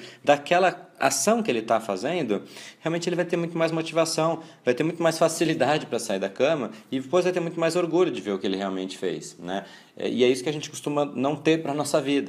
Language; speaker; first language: Portuguese; native; Portuguese